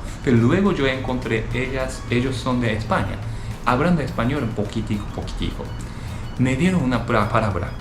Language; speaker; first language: Spanish; non-native, learner; Japanese